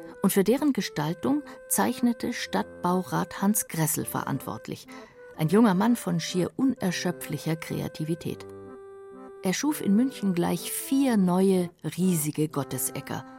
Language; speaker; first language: German; native; German